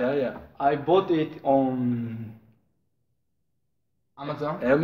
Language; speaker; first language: English; non-native, learner; Japanese